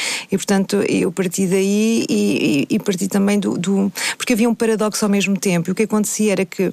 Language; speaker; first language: Portuguese; native; Portuguese